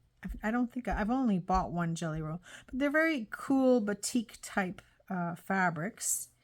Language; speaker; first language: English; native; English